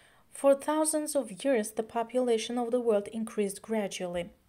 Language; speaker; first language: English; non-native, fluent; Azerbaijani